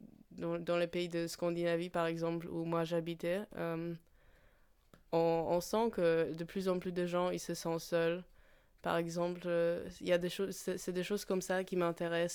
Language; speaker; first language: French; non-native, fluent; Polish